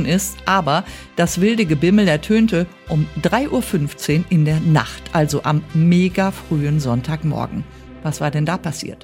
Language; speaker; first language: German; native; German